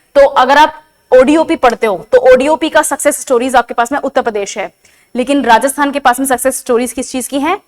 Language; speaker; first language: Hindi; native; Hindi